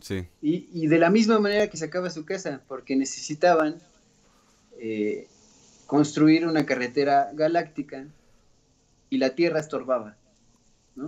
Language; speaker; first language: Spanish; native; Spanish